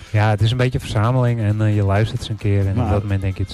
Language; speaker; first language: Dutch; native; Dutch